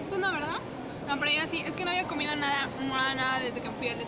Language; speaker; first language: Spanish; native; Spanish